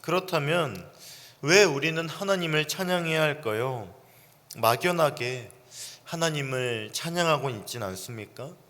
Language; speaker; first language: Korean; native; Korean